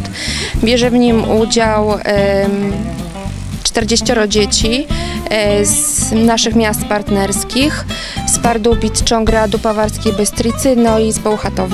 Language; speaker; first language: Polish; native; Polish